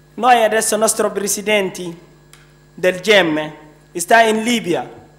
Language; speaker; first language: Italian; non-native, learner; Arabic